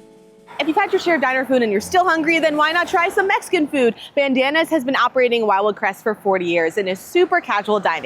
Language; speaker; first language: English; native; English